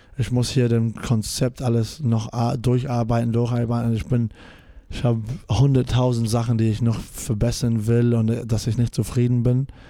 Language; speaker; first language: German; non-native, fluent; English